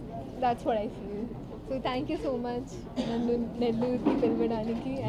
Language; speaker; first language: Telugu; non-native, fluent; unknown